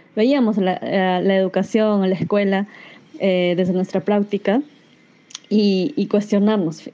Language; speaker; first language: Spanish; native; Spanish